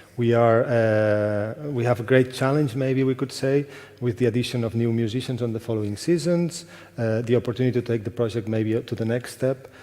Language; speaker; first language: English; non-native, fluent; Catalan